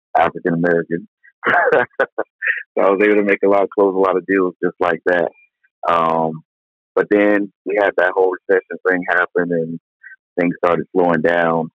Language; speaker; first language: English; native; English